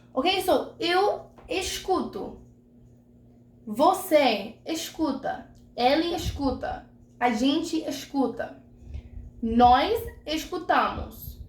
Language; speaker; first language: Portuguese; non-native, fluent; English